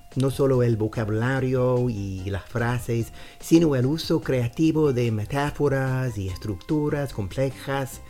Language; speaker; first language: Spanish; non-native, fluent; English